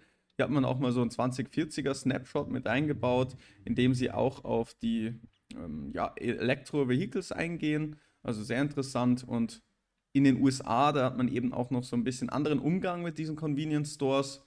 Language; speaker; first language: German; native; German